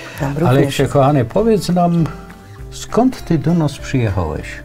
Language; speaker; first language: Polish; native; Polish